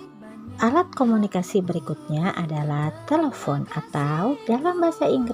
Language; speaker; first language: Indonesian; native; Indonesian